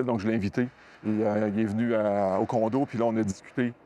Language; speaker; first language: French; native; French